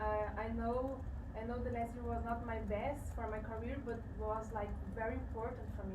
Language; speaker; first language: English; non-native, learner; Portuguese